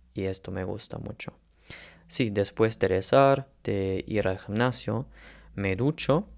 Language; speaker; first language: Spanish; non-native, learner; German